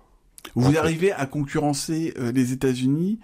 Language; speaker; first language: French; native; French